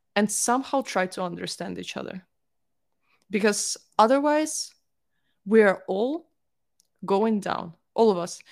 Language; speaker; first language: English; non-native, fluent; Russian